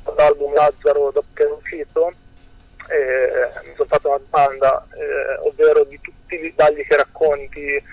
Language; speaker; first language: Italian; native; Italian